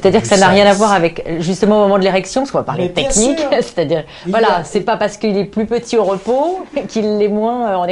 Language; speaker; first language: French; native; French